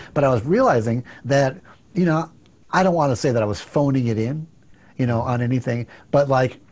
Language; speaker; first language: English; native; English